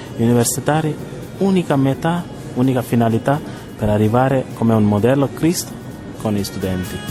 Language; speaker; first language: Italian; non-native, learner; Konkani